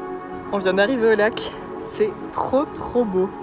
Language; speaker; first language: French; native; French